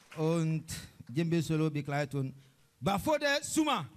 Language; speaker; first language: German; non-native, learner; Mandingo